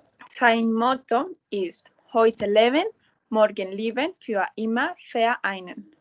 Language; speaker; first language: German; non-native, learner; Spanish